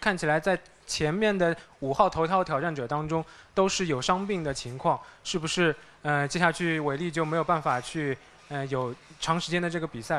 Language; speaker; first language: Chinese; native; Chinese